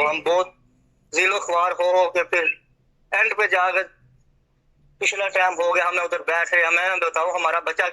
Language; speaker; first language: Hindi; non-native, local second language; Punjabi